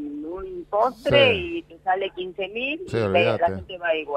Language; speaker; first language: Spanish; early bilingual, other home language; Korean